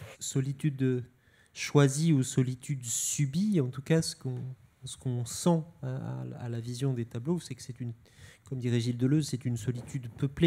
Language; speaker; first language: French; native; French